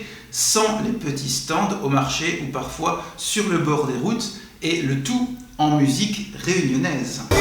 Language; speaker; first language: French; native; French